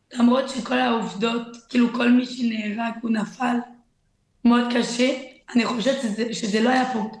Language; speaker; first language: Hebrew; early bilingual, other home language; French